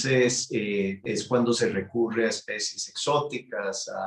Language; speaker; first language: Spanish; native; Spanish